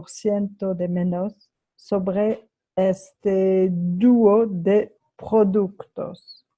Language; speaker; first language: Spanish; non-native, fluent; French